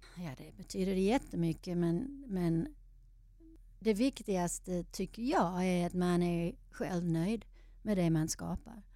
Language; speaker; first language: Swedish; non-native, fluent; English